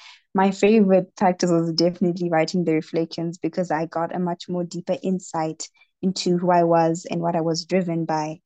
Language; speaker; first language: English; non-native, local second language; Shona